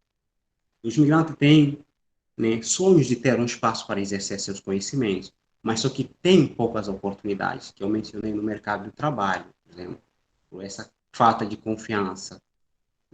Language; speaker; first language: Portuguese; non-native, local second language; Upper Guinea Crioulo